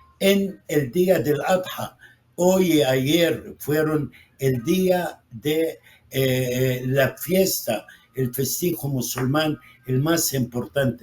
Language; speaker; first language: Spanish; non-native, fluent; Arabic